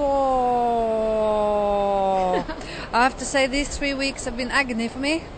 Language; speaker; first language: English; native; English